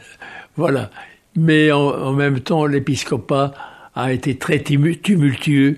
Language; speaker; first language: French; native; French